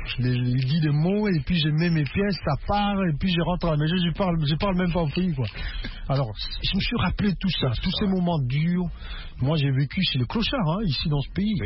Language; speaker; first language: French; non-native, local second language; Lingala